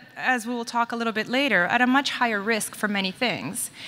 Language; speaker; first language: English; native; English